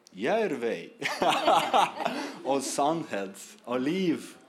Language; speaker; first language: Norwegian; non-native, learner; Russian